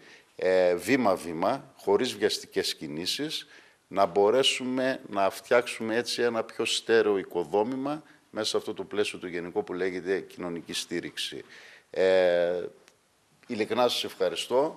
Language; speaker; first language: Greek; native; Greek